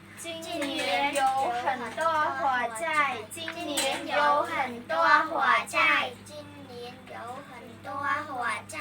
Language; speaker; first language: Chinese; non-native, learner; Khmer